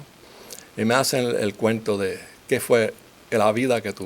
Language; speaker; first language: Spanish; native; Spanish